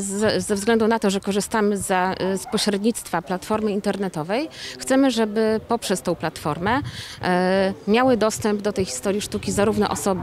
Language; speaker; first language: Polish; native; Polish